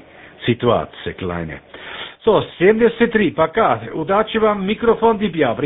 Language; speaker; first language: Russian; non-native, learner; German